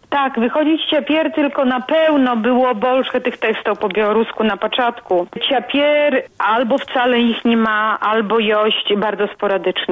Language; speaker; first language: Polish; non-native, local second language; Belarusian